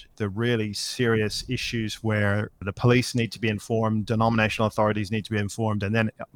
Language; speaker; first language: English; native; English